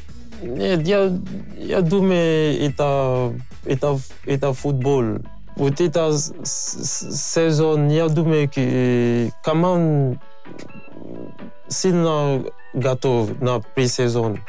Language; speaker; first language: Russian; non-native, learner; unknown